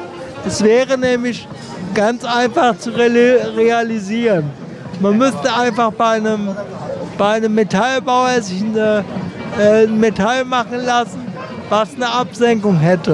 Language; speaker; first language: German; native; German